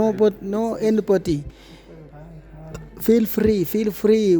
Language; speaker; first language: English; non-native, learner; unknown